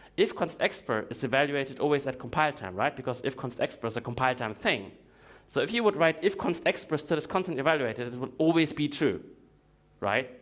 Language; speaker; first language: English; non-native, fluent; Russian